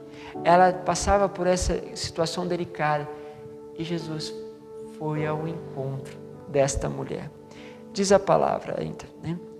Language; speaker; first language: Portuguese; native; Portuguese